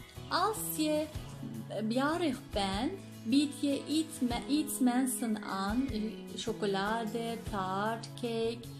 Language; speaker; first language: Dutch; non-native, learner; Turkish